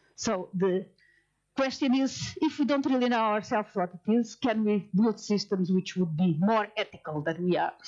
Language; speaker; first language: English; non-native, fluent; Portuguese